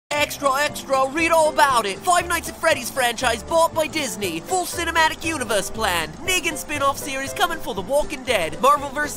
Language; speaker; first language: English; native; English